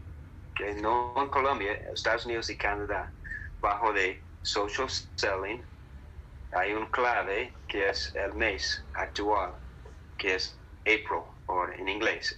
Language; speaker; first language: Spanish; non-native, fluent; English